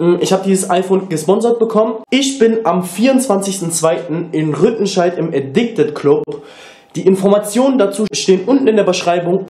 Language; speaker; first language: German; early bilingual, other home language; Turkish